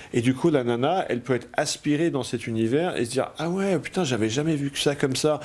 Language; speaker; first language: French; native; French